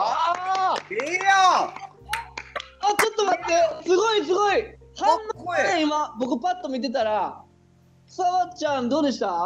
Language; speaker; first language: Japanese; native; Japanese